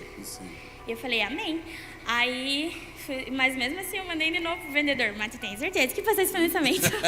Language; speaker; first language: Portuguese; native; Portuguese